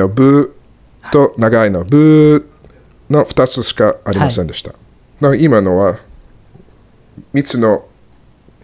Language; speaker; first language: Japanese; non-native, learner; English